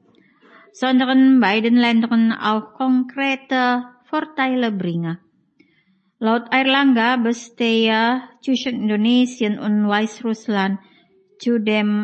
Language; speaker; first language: German; non-native, fluent; Indonesian